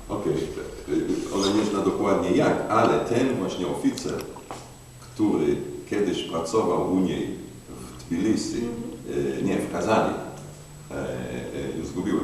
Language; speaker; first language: Polish; non-native, fluent; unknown